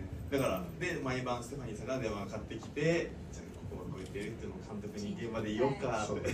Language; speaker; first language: Japanese; native; Japanese